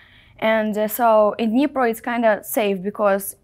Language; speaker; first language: English; non-native, fluent; Ukrainian